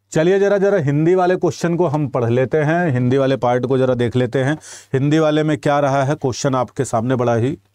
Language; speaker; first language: Hindi; native; Hindi